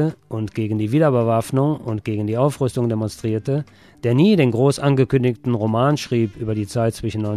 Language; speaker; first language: German; native; German